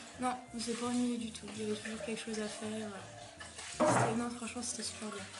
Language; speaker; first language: French; native; French